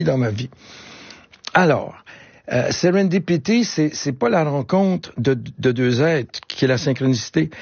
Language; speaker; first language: French; native; French